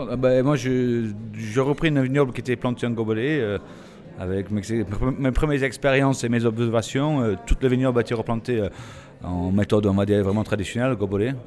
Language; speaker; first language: French; non-native, fluent; English